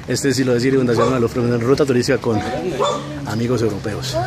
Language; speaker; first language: Spanish; native; Spanish